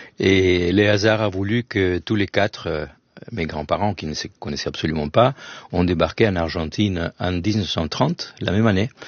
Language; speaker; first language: French; non-native, fluent; Spanish